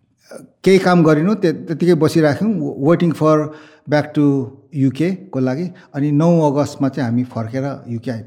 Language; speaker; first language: Nepali; native; Nepali